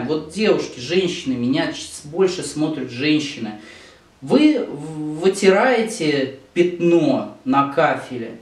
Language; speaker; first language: Russian; native; Russian